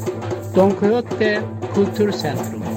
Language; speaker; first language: German; non-native, learner; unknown